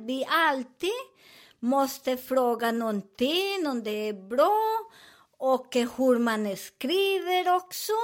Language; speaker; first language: Swedish; non-native, learner; Spanish